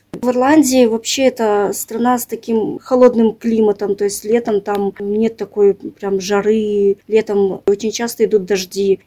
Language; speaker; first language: Russian; native; Russian